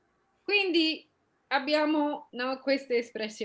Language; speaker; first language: Italian; non-native, fluent; English